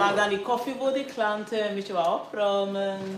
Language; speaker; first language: Dutch; non-native, fluent; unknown